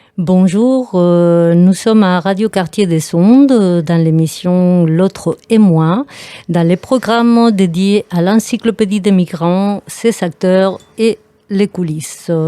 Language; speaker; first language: French; non-native, fluent; Spanish